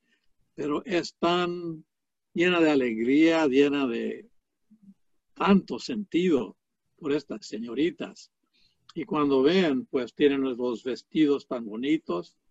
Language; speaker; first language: Spanish; non-native, fluent; English